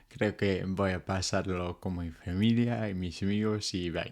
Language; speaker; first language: Spanish; non-native, fluent; English